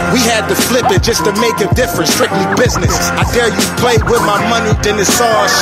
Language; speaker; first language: English; native; English